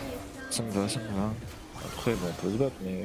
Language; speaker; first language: French; native; French